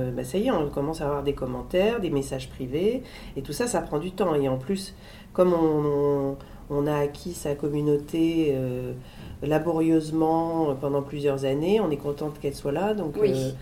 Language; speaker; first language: French; native; French